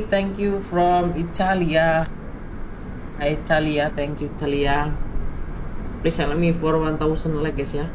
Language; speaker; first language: English; non-native, local second language; Indonesian